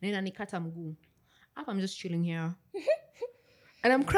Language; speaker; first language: English; non-native, local second language; Swahili